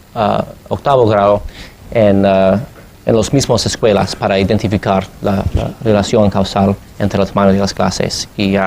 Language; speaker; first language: Spanish; non-native, fluent; English